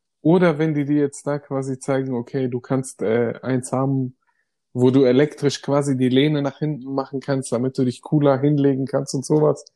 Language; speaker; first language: German; early bilingual, other home language; Greek